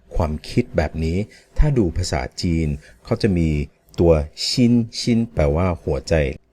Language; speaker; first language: Thai; non-native, fluent; English